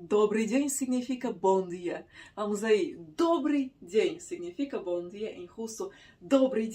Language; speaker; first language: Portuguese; non-native, fluent; Russian